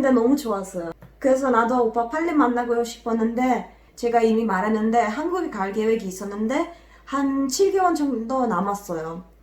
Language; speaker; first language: Korean; non-native, fluent; Macedonian